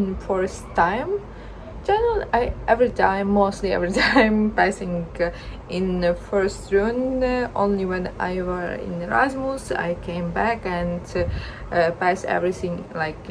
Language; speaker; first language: English; non-native, learner; Ukrainian